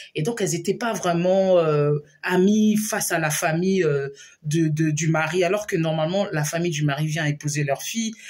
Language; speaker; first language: French; non-native, local second language; Lingala